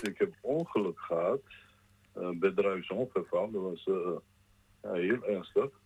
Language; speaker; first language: Dutch; non-native, learner; Georgian